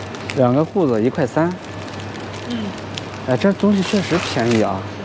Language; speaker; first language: Chinese; native; Chinese